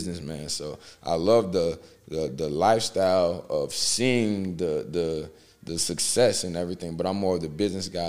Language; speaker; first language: English; native; English